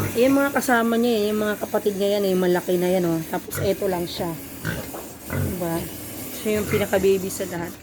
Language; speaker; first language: Filipino; non-native, local second language; Hiligaynon